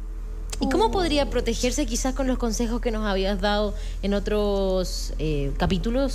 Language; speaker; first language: Spanish; native; Spanish